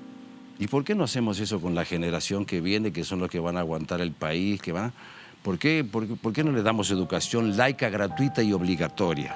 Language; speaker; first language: Spanish; native; Spanish